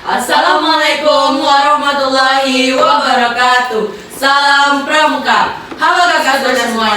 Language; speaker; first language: Indonesian; non-native, local second language; Minangkabau